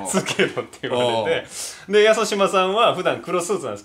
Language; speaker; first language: Japanese; native; Japanese